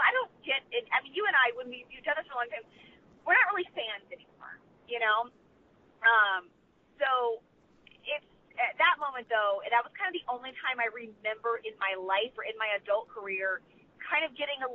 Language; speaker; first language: English; native; English